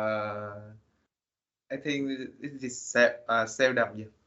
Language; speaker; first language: English; non-native, learner; Vietnamese